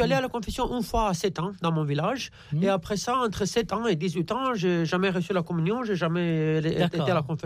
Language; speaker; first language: French; non-native, fluent; Romanian